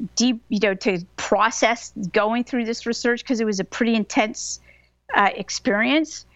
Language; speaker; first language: English; native; English